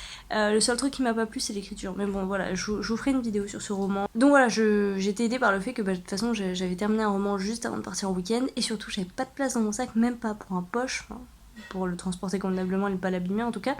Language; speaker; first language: French; native; French